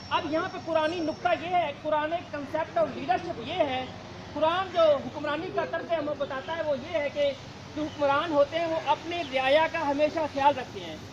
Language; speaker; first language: Urdu; non-native, local second language; Punjabi